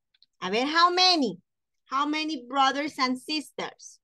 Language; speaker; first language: English; non-native, fluent; Spanish